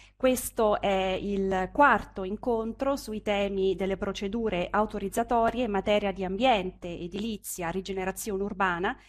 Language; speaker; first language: Italian; native; Italian